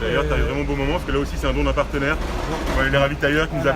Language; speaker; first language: French; native; French